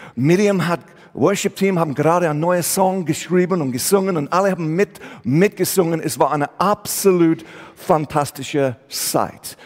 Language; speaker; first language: German; non-native, fluent; English